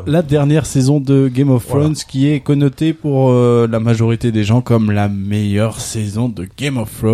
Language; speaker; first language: French; native; French